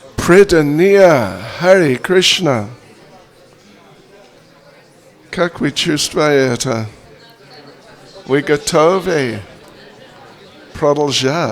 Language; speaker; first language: Russian; non-native, learner; English